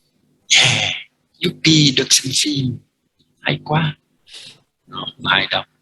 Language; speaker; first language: Vietnamese; non-native, fluent; French